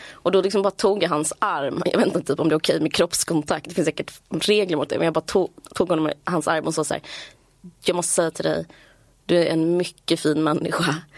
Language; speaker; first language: Swedish; native; Swedish